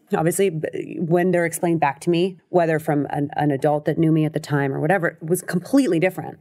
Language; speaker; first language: English; native; English